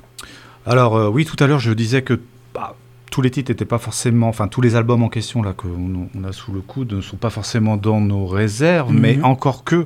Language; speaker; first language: French; native; French